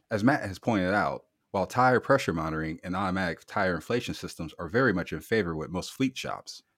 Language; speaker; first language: English; native; English